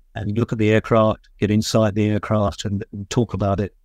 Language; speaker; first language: English; native; English